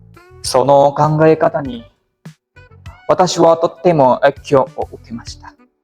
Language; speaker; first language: Japanese; non-native, learner; Indonesian